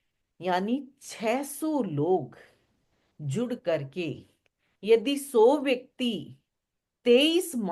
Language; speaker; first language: Hindi; native; Hindi